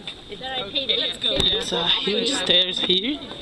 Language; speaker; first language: English; non-native, learner; Portuguese